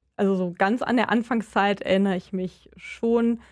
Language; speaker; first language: German; native; German